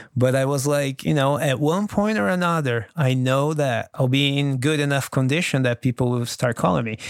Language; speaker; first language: English; non-native, fluent; Portuguese